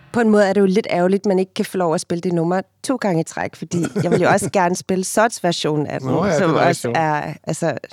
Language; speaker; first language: Danish; non-native, fluent; Afrikaans